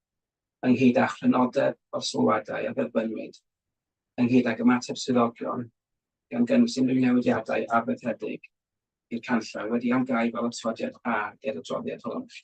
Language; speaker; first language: Welsh; native; Welsh